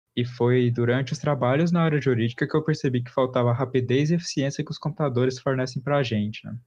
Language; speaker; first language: Portuguese; native; Portuguese